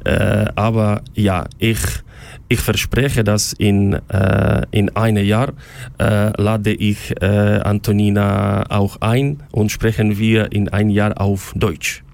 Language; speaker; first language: German; non-native, fluent; Ukrainian